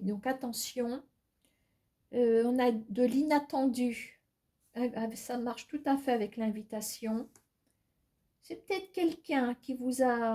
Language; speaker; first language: French; native; French